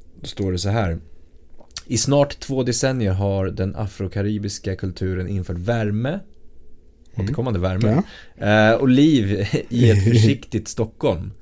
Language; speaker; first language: Swedish; native; Swedish